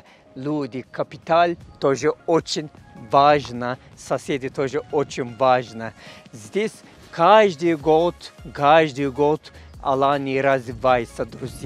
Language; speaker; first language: Russian; non-native, learner; Turkish